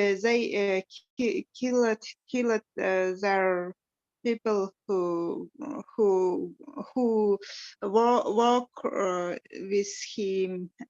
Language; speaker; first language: English; non-native, learner; Kyrgyz